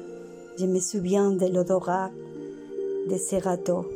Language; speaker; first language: French; non-native, learner; Spanish